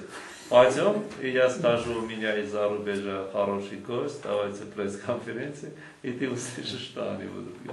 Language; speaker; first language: Russian; non-native, local second language; Armenian